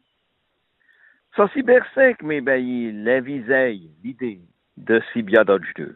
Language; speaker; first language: French; native; French